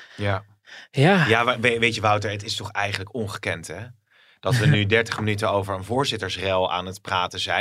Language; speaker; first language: Dutch; native; Dutch